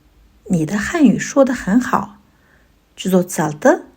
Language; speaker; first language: Chinese; non-native, fluent; Kazakh